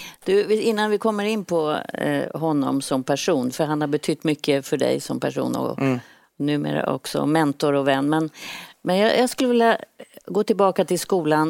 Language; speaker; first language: Swedish; native; Swedish